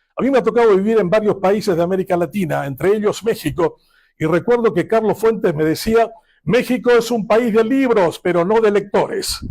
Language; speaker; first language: Spanish; non-native, local second language; Guarani